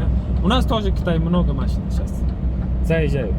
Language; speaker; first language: Russian; non-native, learner; Uzbek